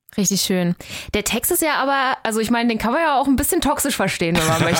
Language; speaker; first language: German; native; German